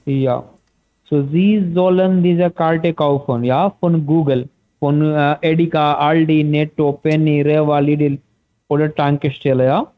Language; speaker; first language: German; non-native, learner; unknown